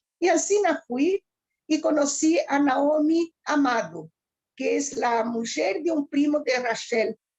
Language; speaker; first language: Spanish; early bilingual, heritage; Ladino